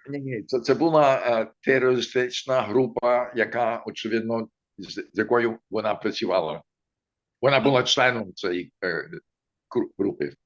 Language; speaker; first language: Ukrainian; early bilingual, heritage; Ukrainian